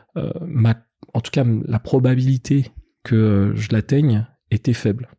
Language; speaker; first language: French; native; French